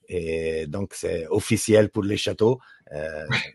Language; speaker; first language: French; non-native, learner; Italian